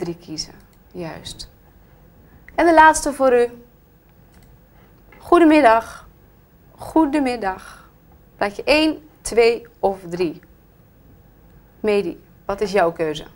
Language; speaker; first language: Dutch; native; Dutch